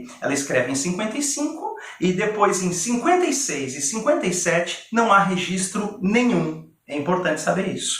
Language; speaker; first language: Portuguese; native; Portuguese